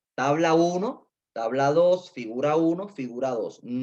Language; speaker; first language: Spanish; native; Spanish